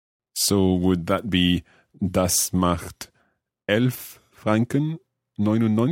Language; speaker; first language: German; non-native, learner; English